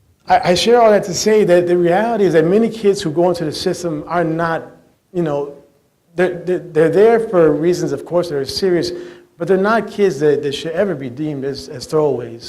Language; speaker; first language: English; native; English